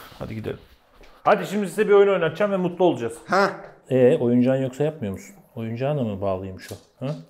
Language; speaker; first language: Turkish; native; Turkish